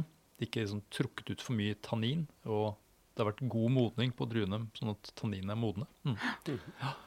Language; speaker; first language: Norwegian; native; Norwegian